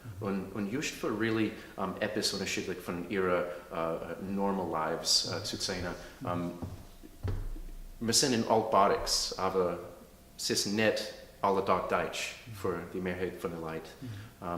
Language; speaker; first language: German; early bilingual, heritage; English